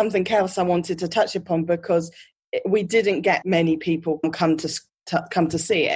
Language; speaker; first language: English; native; English